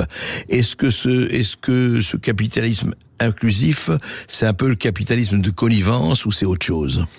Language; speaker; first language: French; native; French